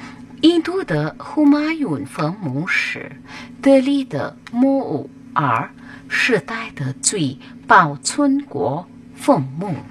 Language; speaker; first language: Chinese; non-native, fluent; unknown